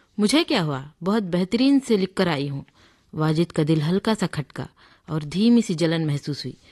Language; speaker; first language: Hindi; native; Hindi